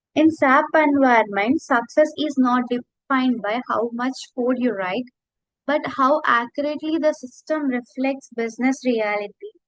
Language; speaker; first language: English; non-native, local second language; Telugu